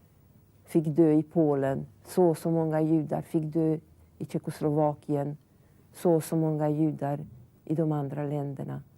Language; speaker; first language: Swedish; non-native, fluent; Hungarian